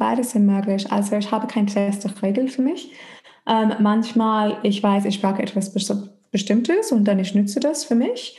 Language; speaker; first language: German; non-native, fluent; English